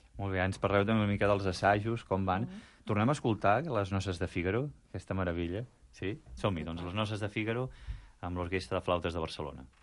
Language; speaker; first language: Catalan; native; Catalan